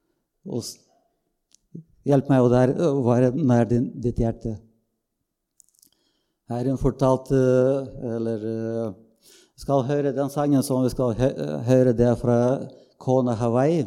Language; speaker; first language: Norwegian; non-native, fluent; Bulgarian